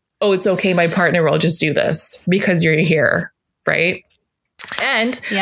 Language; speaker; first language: English; native; English